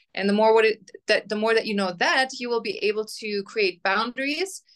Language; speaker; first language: English; non-native, fluent; German